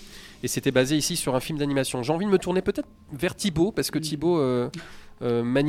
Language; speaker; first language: French; native; French